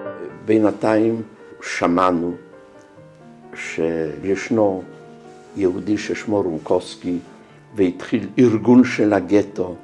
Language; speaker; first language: Hebrew; non-native, fluent; Polish